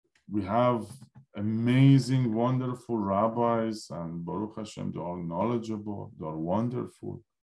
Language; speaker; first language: English; non-native, fluent; Persian